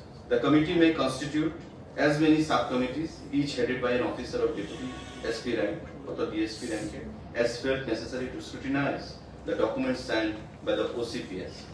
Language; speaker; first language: English; non-native, local second language; Bangla